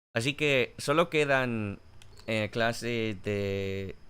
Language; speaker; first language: Spanish; non-native, learner; English